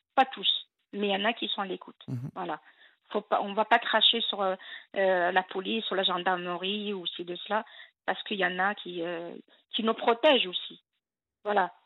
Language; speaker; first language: French; non-native, local second language; Arabic